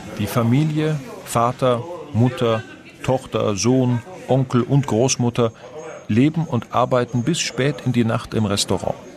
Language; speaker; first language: German; non-native, fluent; Persian